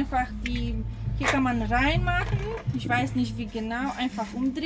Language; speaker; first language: German; non-native, local second language; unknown